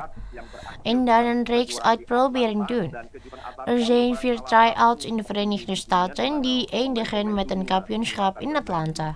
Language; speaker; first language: Dutch; non-native, fluent; Indonesian